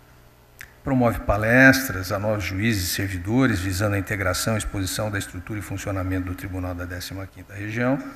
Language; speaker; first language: Portuguese; native; Portuguese